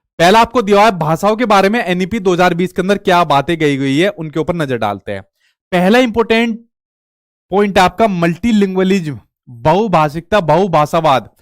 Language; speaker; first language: Hindi; native; Hindi